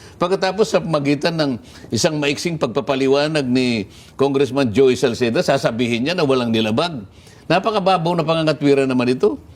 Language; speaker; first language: Filipino; native; Filipino